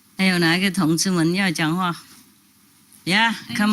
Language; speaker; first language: Chinese; non-native, fluent; Vietnamese